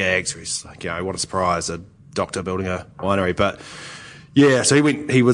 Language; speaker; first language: English; native; English